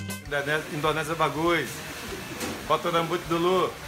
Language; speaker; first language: Indonesian; non-native, learner; Portuguese